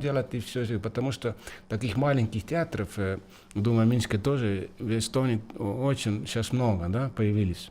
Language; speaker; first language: Russian; non-native, fluent; Estonian